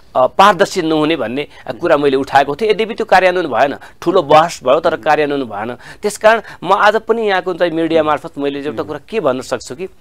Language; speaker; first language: Nepali; native; Nepali